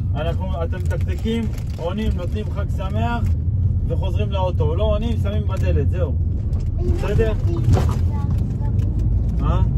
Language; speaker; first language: Hebrew; native; Hebrew